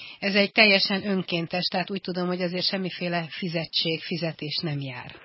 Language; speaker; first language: Hungarian; native; Hungarian